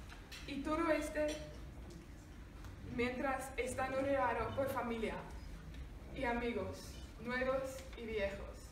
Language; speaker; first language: Spanish; non-native, learner; Afrikaans